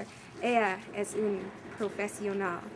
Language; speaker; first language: Spanish; non-native, learner; English